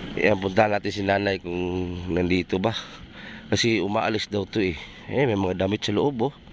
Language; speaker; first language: Filipino; non-native, local second language; Cebuano